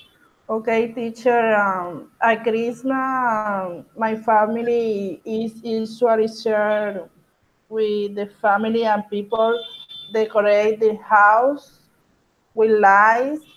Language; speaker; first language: English; non-native, learner; Spanish